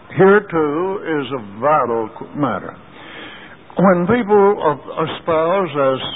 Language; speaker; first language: English; native; English